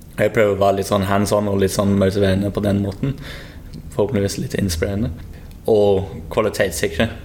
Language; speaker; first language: Norwegian; non-native, fluent; English